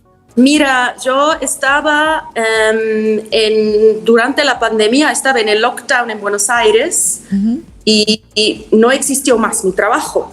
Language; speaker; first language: Spanish; non-native, fluent; German